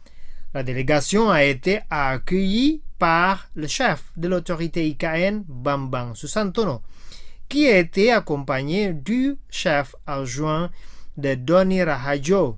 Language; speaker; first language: French; non-native, fluent; Indonesian